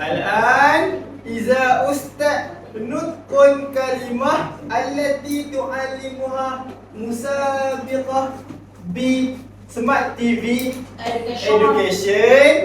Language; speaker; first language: Arabic; non-native, learner; Malay